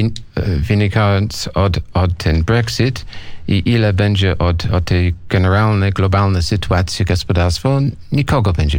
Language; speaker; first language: Polish; non-native, learner; English